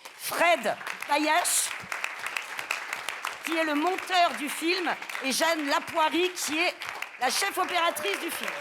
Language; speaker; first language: French; native; French